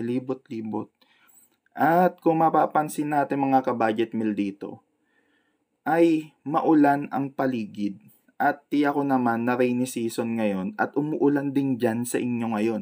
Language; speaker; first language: Filipino; native; Filipino